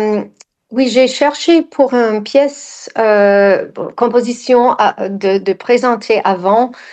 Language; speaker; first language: French; non-native, fluent; English